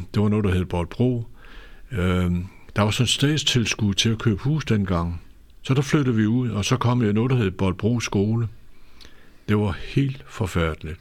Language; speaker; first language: Danish; native; Danish